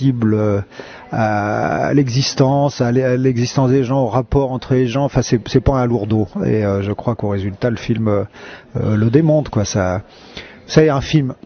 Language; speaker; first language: French; native; French